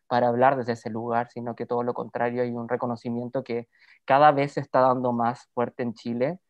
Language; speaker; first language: Spanish; native; Spanish